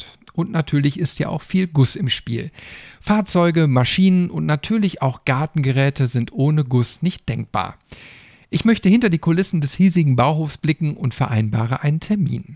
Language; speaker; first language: German; native; German